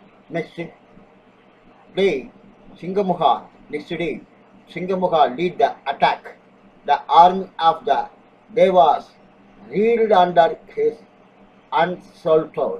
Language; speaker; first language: English; non-native, local second language; Tamil